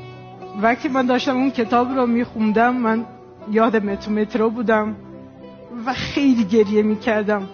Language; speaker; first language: Persian; non-native, fluent; Portuguese